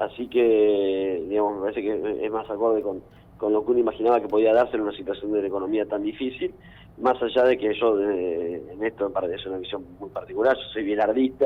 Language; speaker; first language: Spanish; native; Spanish